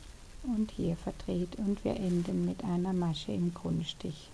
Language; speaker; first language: German; native; German